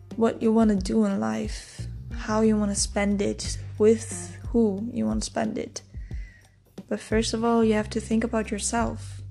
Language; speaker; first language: English; non-native, fluent; Icelandic